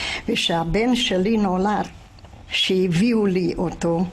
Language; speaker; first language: Hebrew; non-native, fluent; Hungarian